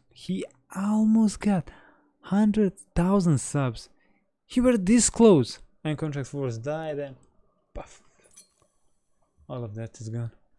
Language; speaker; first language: English; non-native, fluent; Bosnian